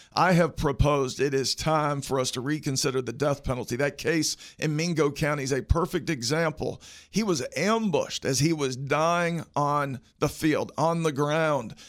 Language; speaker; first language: English; native; English